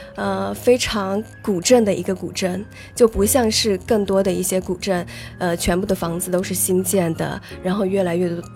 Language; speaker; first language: Chinese; native; Chinese